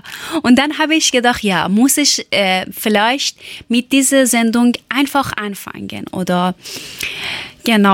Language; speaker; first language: German; non-native, learner; Persian